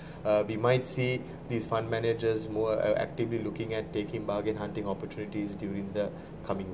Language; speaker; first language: English; non-native, local second language; Sinhala